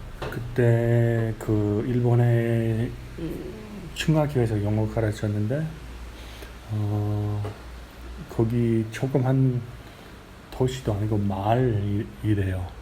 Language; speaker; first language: Korean; non-native, learner; English